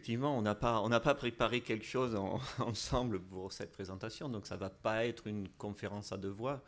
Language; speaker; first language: French; native; French